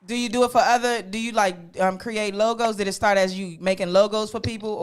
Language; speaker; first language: English; native; English